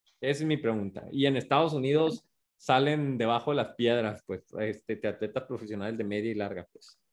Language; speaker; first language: Spanish; native; Spanish